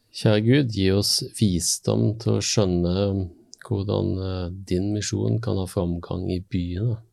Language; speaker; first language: Norwegian; native; Norwegian